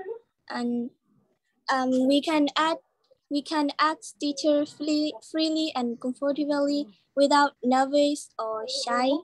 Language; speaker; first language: English; non-native, learner; Burmese